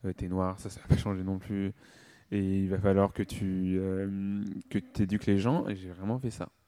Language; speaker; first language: French; native; French